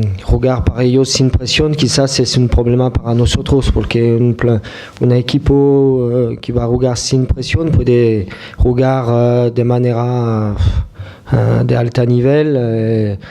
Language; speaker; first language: Spanish; non-native, fluent; French